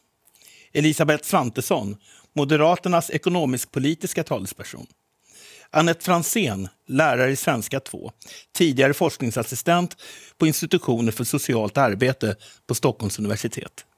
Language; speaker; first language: Swedish; native; Swedish